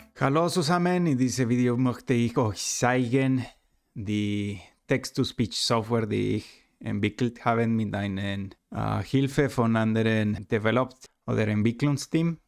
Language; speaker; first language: German; non-native, learner; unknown